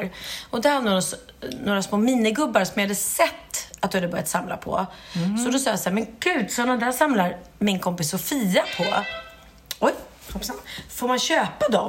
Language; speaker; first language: Swedish; native; Swedish